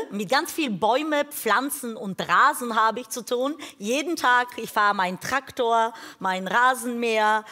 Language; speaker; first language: German; non-native, fluent; Bulgarian